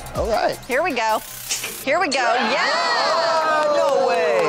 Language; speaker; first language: English; native; English